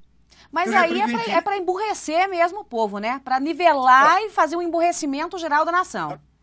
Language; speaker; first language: Portuguese; native; Portuguese